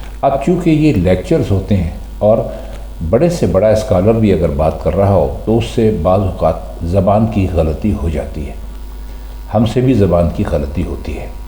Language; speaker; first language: Urdu; native; Urdu